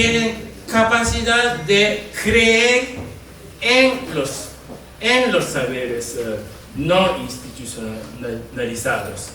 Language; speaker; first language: Spanish; non-native, fluent; Japanese